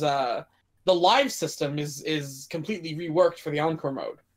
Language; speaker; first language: English; native; English